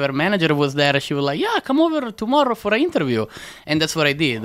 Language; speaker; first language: English; non-native, learner; Italian